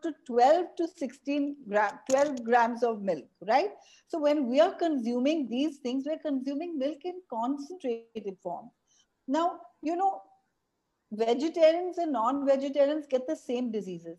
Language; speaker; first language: English; non-native, local second language; Hindi